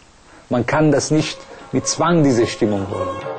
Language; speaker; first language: German; non-native, fluent; Persian